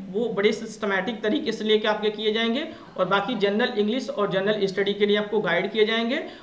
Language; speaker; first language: Hindi; native; Hindi